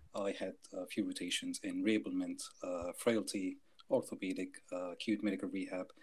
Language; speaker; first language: English; non-native, fluent; Arabic